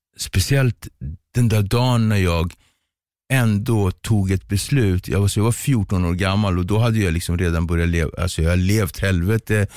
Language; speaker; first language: Swedish; early bilingual, other home language; Kabuverdianu